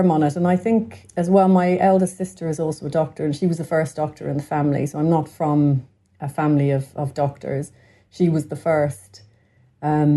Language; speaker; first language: English; native; English